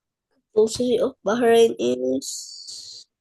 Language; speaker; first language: English; non-native, learner; Indonesian